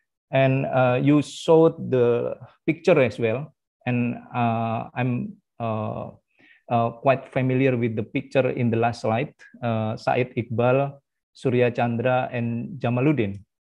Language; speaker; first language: English; non-native, fluent; Indonesian